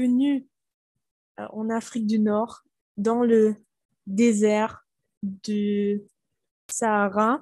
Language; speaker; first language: French; non-native, fluent; German